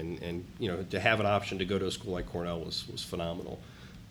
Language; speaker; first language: English; native; English